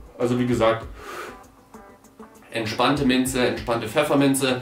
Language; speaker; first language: German; native; German